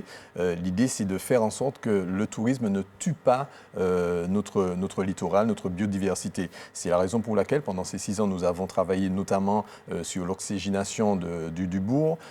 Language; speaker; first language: French; native; French